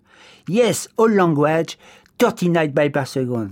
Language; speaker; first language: English; non-native, fluent; French